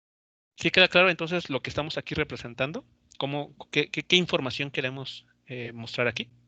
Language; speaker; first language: Spanish; native; Spanish